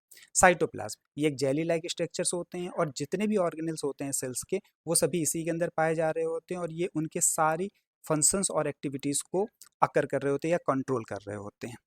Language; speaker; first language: Hindi; native; Hindi